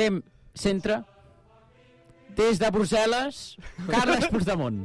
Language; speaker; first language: Catalan; native; Catalan